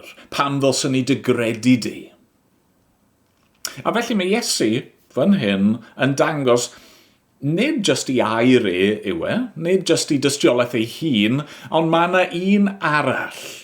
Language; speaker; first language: Welsh; native; Welsh